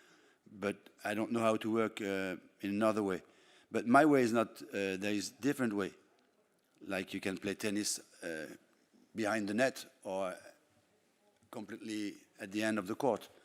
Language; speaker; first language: English; non-native, fluent; French